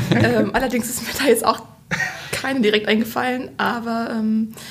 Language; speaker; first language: German; native; German